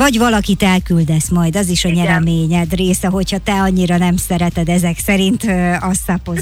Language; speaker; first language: Hungarian; native; Hungarian